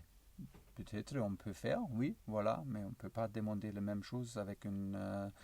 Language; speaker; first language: French; non-native, learner; German